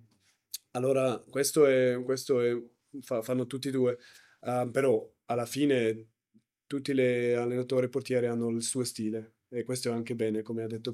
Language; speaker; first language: Italian; non-native, learner; German